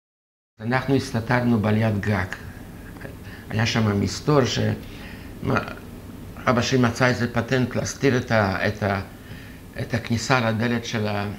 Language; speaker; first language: Hebrew; non-native, fluent; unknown